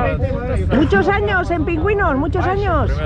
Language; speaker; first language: Spanish; native; Spanish